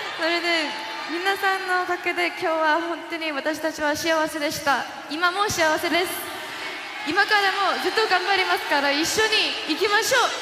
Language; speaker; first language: Japanese; non-native, fluent; Korean